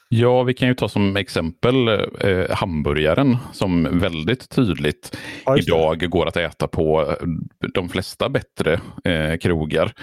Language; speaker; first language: Swedish; native; Swedish